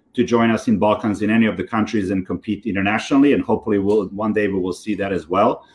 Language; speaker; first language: English; non-native, fluent; Serbian